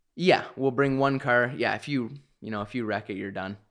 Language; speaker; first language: English; native; English